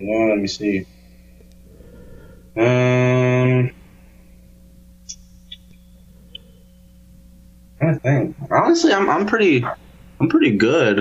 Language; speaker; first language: English; native; English